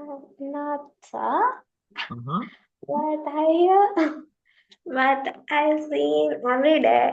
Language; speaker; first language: English; non-native, learner; Tamil